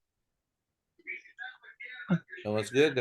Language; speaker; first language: English; non-native, fluent; Spanish